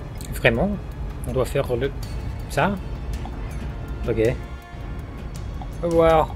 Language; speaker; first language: French; non-native, fluent; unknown